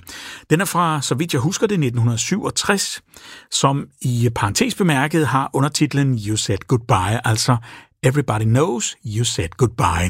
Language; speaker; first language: Danish; native; Danish